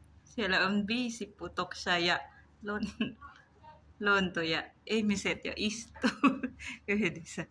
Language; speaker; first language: Finnish; non-native, learner; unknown